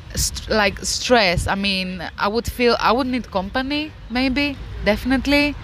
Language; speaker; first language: English; non-native, fluent; Greek